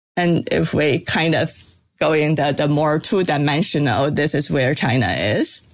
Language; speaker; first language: English; non-native, fluent; Chinese